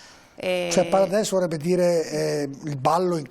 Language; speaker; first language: Italian; native; Italian